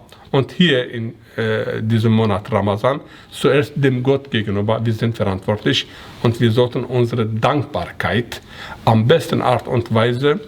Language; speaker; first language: German; non-native, learner; Persian